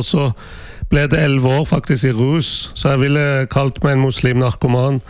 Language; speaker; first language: Norwegian; non-native, fluent; Persian